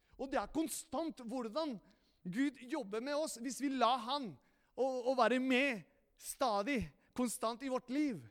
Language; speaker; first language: Norwegian; non-native, fluent; Spanish